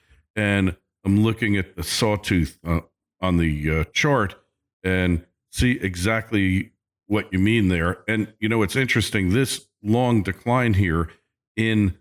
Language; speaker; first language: English; native; English